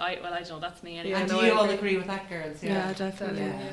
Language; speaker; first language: English; native; English